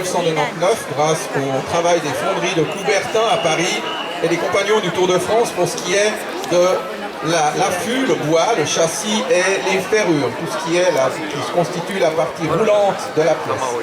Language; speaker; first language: French; native; French